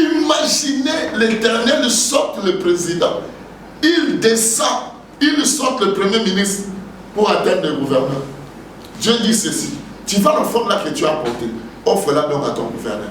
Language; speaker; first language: French; non-native, local second language; Lingala